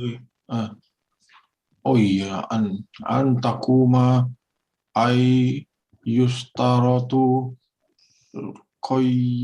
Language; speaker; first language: Arabic; non-native, learner; Indonesian